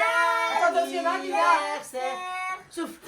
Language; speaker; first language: French; native; French